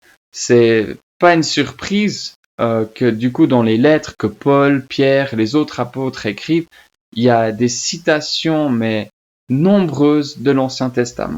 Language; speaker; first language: French; native; French